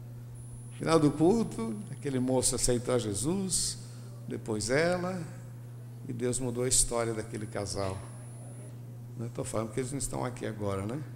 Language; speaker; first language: Portuguese; native; Portuguese